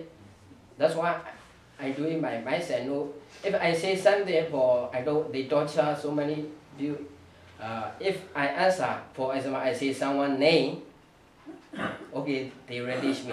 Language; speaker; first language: English; non-native, learner; Burmese